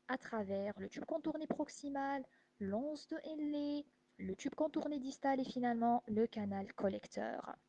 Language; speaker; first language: French; non-native, local second language; Arabic